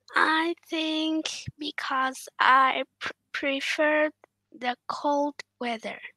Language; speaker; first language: English; non-native, learner; Vietnamese